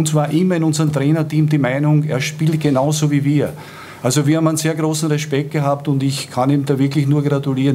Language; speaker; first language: German; native; German